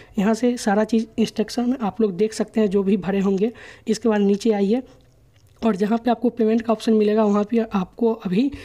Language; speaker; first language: Hindi; native; Hindi